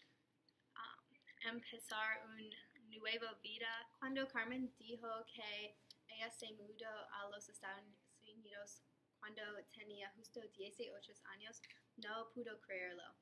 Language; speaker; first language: Spanish; non-native, learner; English